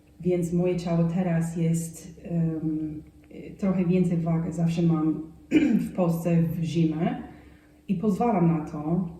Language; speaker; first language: Polish; non-native, fluent; English